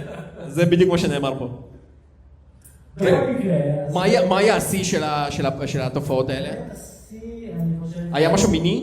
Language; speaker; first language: Hebrew; native; Hebrew